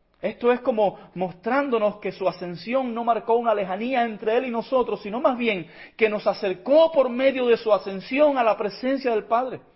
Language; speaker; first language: Spanish; native; Spanish